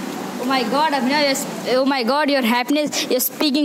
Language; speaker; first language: English; non-native, learner; Hindi